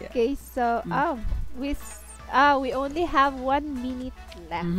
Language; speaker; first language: English; non-native, fluent; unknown